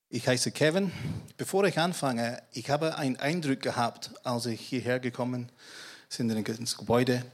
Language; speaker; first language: German; non-native, fluent; English